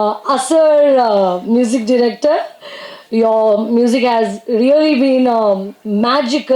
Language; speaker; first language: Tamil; non-native, learner; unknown